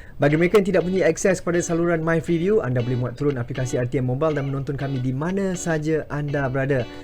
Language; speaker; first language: Malay; native; Malay